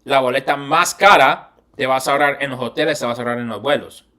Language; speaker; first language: Spanish; early bilingual, heritage; Spanish